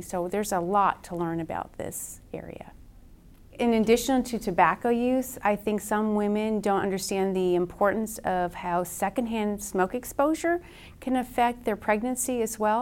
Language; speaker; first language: English; native; English